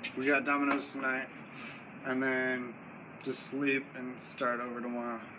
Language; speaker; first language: English; native; English